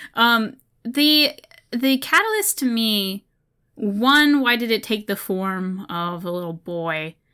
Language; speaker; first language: English; native; English